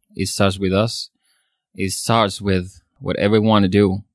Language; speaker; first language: English; non-native, fluent; Swedish